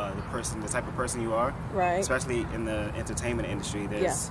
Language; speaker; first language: English; native; English